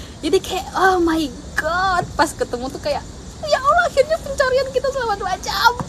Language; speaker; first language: Indonesian; native; Indonesian